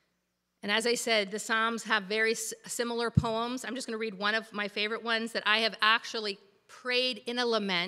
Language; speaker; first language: English; native; English